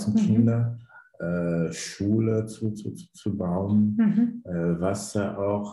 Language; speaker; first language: German; non-native, learner; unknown